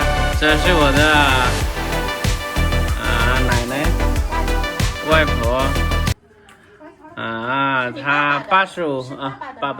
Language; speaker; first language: Chinese; non-native, fluent; Nepali